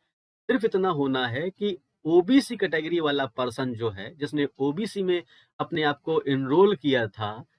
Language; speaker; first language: Hindi; native; Hindi